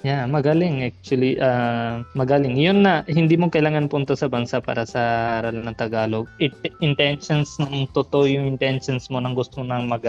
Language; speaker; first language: Filipino; non-native, learner; Punjabi